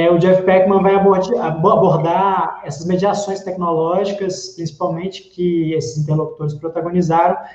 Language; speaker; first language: Portuguese; native; Portuguese